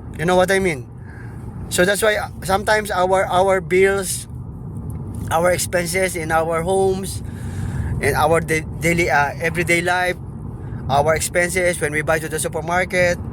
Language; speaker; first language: English; non-native, local second language; Filipino